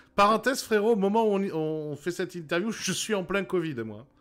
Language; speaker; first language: French; native; French